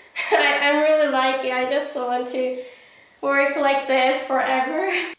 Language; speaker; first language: English; non-native, learner; Korean